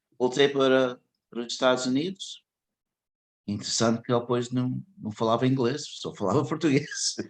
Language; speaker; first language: Portuguese; early bilingual, heritage; English